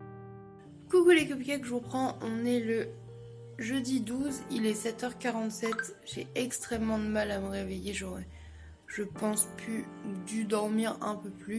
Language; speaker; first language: French; native; French